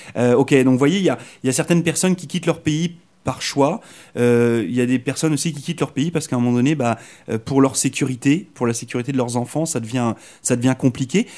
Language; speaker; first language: French; native; French